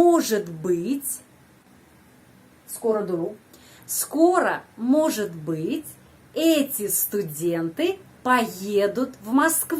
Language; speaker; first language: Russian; non-native, fluent; Indonesian